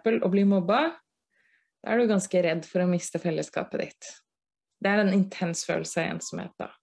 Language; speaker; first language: Norwegian; native; Norwegian